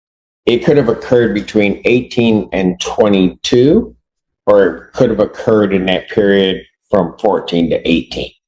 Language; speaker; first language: English; native; English